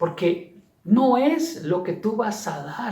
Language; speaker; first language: Spanish; native; Spanish